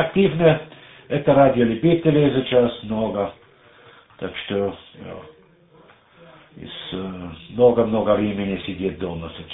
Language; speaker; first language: Russian; non-native, learner; German